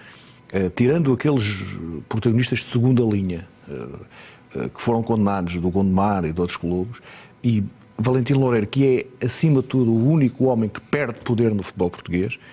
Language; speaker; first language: Portuguese; native; Portuguese